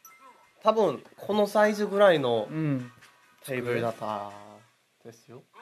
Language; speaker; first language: Japanese; non-native, learner; Korean